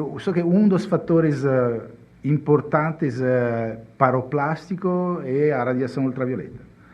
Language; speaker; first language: Portuguese; non-native, fluent; Italian